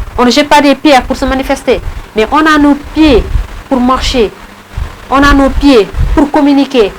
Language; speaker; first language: French; non-native, local second language; Wolof